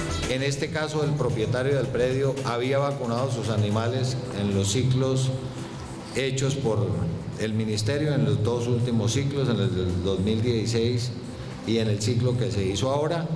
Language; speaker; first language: Spanish; native; Spanish